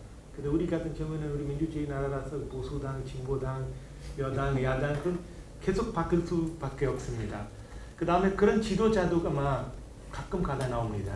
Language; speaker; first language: Korean; non-native, learner; Hindi